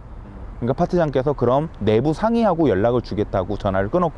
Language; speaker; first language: Korean; native; Korean